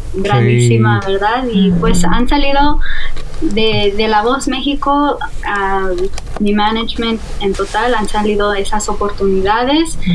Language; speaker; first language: Spanish; native; Spanish